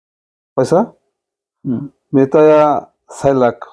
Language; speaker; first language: Hindi; non-native, learner; Bangla